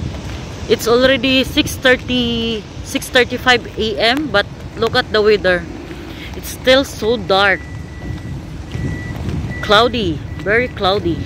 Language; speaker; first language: English; non-native, local second language; Filipino